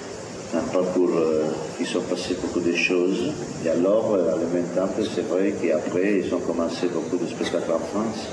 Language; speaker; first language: French; non-native, fluent; Italian